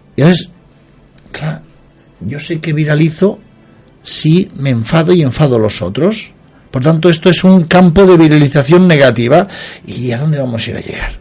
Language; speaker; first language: Spanish; non-native, local second language; Catalan